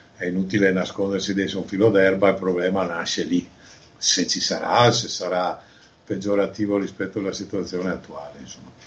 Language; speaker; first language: Italian; native; Italian